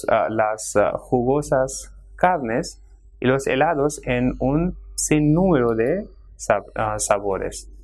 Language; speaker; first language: Spanish; non-native, fluent; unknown